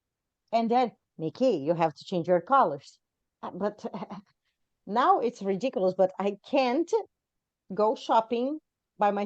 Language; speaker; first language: English; non-native, fluent; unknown